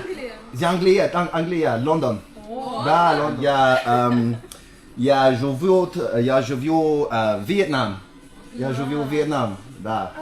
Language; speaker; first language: Russian; non-native, learner; English